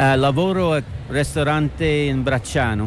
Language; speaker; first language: Italian; non-native, learner; English